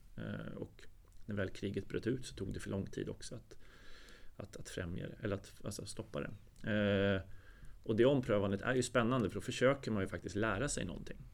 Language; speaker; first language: Swedish; native; Swedish